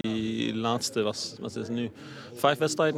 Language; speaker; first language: Dutch; non-native, fluent; Danish